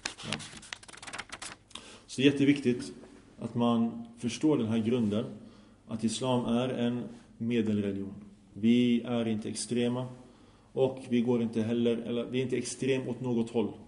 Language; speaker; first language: Swedish; early bilingual, other home language; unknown